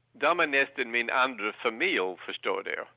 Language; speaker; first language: Swedish; non-native, learner; English